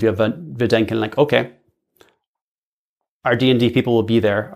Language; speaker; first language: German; non-native, learner; English